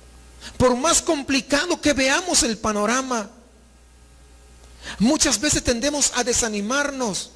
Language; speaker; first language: Spanish; native; Spanish